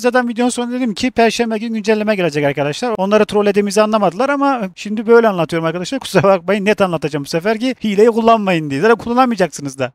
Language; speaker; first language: Turkish; native; Turkish